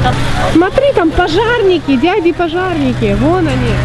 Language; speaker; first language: Russian; native; Russian